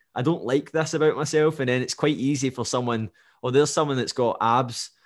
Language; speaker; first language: English; native; English